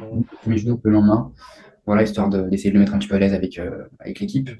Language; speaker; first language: French; native; French